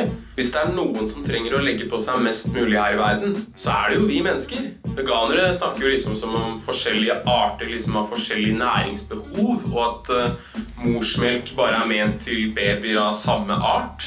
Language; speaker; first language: Norwegian; native; Norwegian